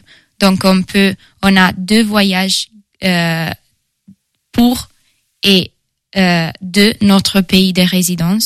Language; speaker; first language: French; non-native, fluent; Italian